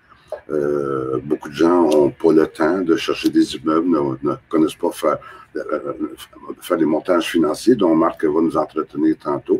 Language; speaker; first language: French; native; French